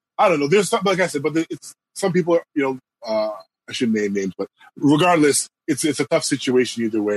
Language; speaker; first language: English; native; English